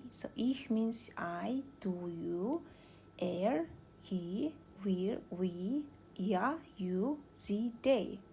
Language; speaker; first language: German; non-native, learner; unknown